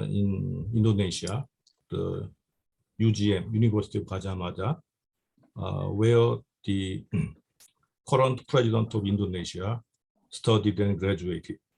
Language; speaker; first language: English; non-native, fluent; Korean